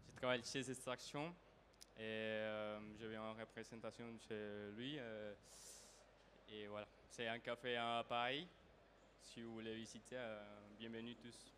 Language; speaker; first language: French; non-native, learner; Spanish